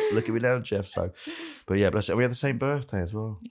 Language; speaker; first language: English; native; English